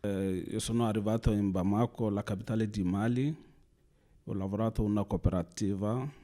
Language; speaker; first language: Italian; non-native, learner; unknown